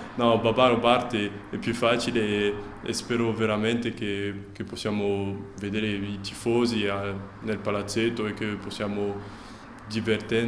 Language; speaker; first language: Italian; non-native, fluent; French